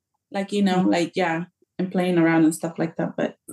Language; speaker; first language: English; early bilingual, other home language; Spanish